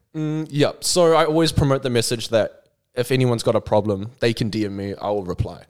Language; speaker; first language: English; native; English